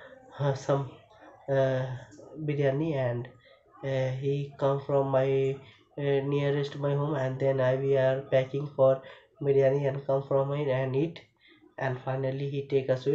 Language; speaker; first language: English; non-native, learner; Bangla